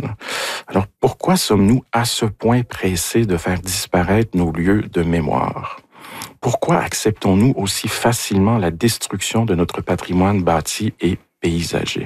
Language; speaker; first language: French; native; French